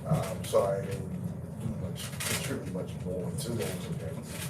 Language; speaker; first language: English; native; English